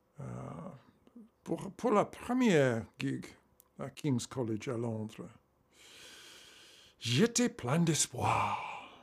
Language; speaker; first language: French; non-native, learner; English